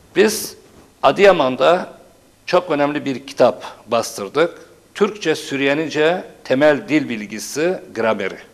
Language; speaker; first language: Turkish; non-native, local second language; Turoyo